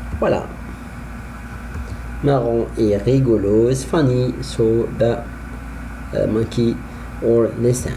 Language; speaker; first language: French; non-native, fluent; Arabic